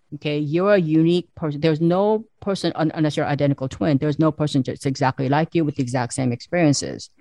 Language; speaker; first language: English; early bilingual, other home language; Korean